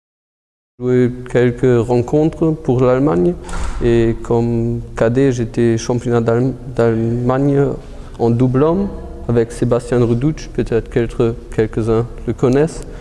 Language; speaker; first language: French; early bilingual, heritage; German